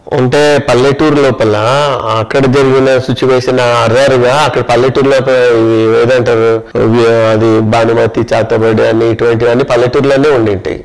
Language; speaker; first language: Telugu; non-native, local second language; Kannada